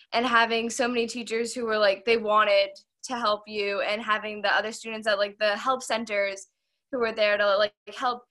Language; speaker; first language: English; native; English